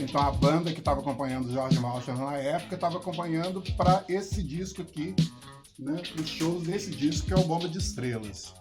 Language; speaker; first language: Portuguese; native; Portuguese